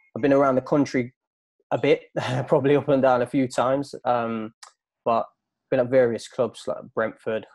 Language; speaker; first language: English; native; English